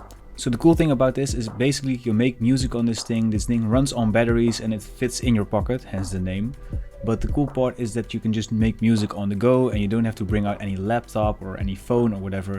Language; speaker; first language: English; non-native, fluent; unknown